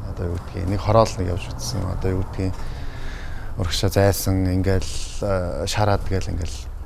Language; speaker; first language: Mongolian; native; Mongolian